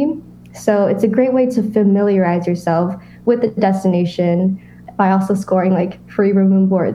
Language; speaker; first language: English; native; English